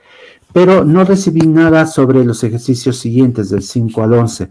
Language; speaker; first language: Spanish; native; Spanish